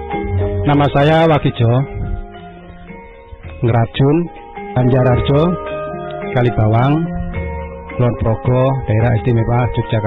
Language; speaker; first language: Indonesian; non-native, local second language; Javanese